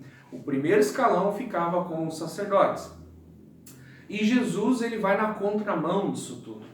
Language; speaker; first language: Portuguese; native; Portuguese